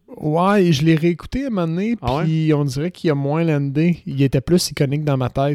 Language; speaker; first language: French; native; French